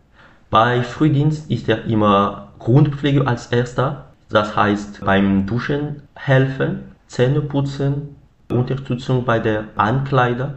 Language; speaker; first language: German; non-native, learner; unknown